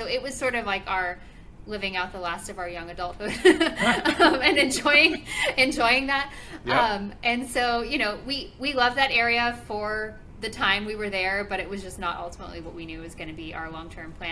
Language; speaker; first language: English; native; English